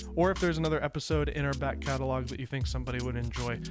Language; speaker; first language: English; native; English